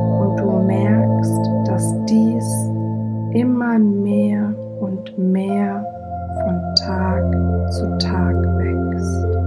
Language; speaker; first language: German; native; German